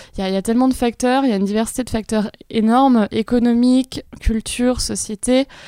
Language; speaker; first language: French; native; French